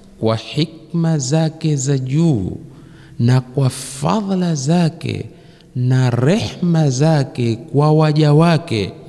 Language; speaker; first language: Swahili; native; Swahili